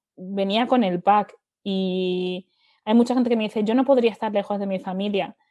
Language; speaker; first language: Spanish; native; Spanish